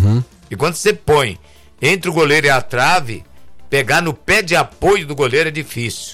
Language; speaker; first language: Portuguese; native; Portuguese